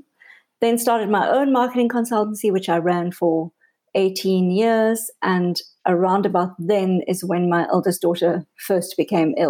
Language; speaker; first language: English; native; English